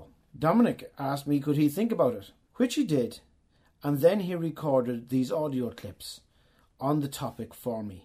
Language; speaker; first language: English; native; English